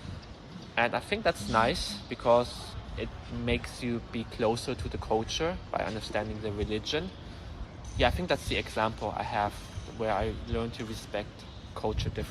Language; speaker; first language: English; non-native, fluent; German